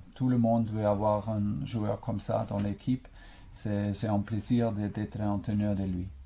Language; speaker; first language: French; non-native, fluent; German